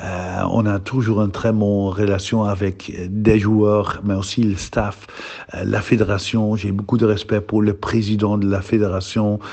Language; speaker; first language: French; non-native, fluent; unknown